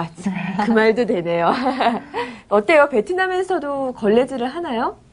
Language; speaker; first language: Korean; native; Korean